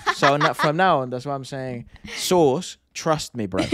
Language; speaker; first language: English; non-native, fluent; Spanish